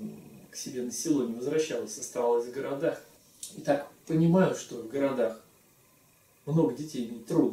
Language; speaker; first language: Russian; native; Russian